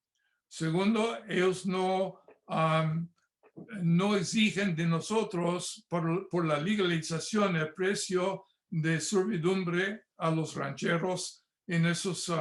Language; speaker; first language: Spanish; non-native, fluent; English